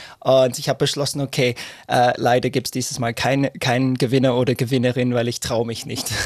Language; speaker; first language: German; non-native, fluent; English